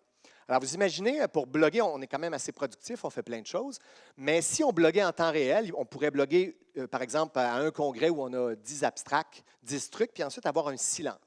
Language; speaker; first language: French; native; French